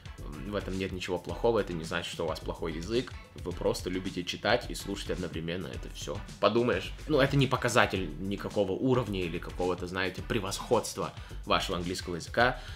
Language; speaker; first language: Russian; early bilingual, heritage; Russian